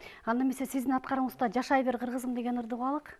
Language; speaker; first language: Kyrgyz; native; Kyrgyz